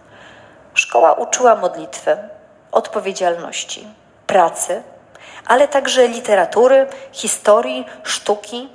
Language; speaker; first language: Polish; native; Polish